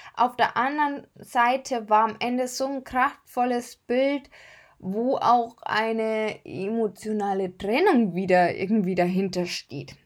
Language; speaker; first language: German; native; German